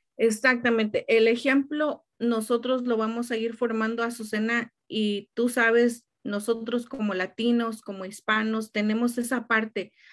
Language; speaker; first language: Spanish; native; Spanish